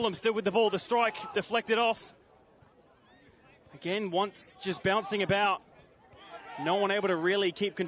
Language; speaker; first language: English; native; English